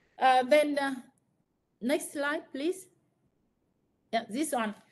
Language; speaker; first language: English; non-native, fluent; Vietnamese